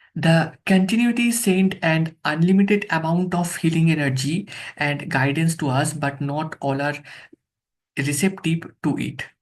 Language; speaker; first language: English; non-native, local second language; Bangla